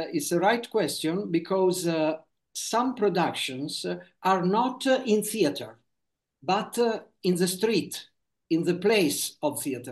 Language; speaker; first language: English; non-native, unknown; Italian